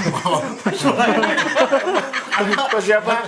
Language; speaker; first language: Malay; non-native, local second language; Sundanese